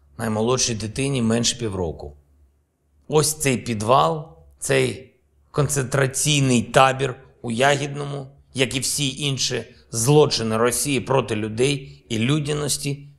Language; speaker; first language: Ukrainian; non-native, local second language; Russian